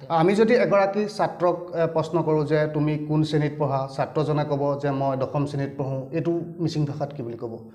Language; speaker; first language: Assamese; native; Assamese